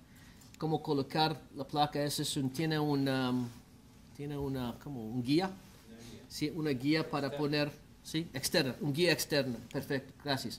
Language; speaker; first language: Spanish; non-native, learner; English